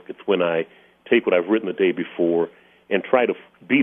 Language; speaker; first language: English; native; English